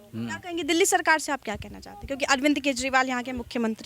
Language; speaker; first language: Hindi; native; Hindi